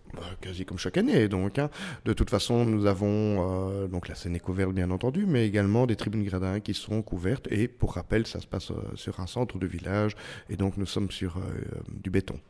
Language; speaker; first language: French; native; French